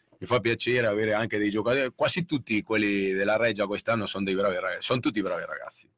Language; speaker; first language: Italian; native; Italian